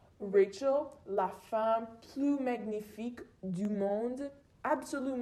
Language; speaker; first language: French; non-native, learner; English